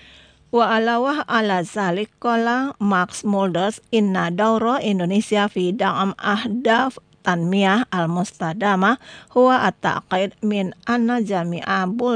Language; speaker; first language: Arabic; non-native, fluent; Indonesian